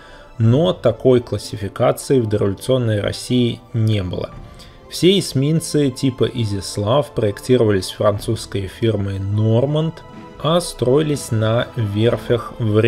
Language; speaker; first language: Russian; native; Russian